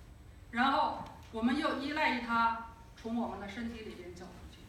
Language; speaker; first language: Chinese; native; Chinese